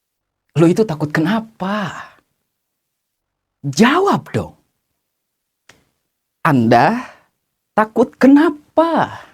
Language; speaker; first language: Indonesian; native; Indonesian